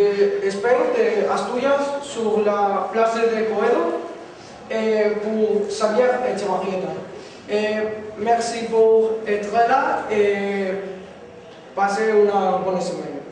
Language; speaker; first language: French; non-native, learner; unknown